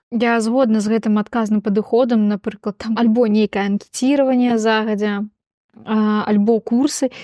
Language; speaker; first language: Belarusian; non-native, local second language; Russian